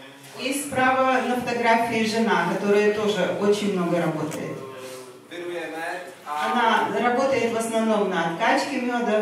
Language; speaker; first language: Russian; native; Russian